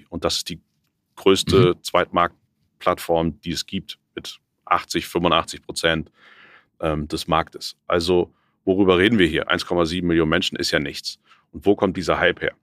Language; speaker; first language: German; native; German